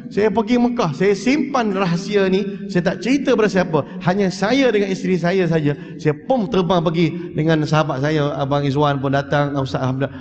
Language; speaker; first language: Malay; early bilingual, heritage; Malay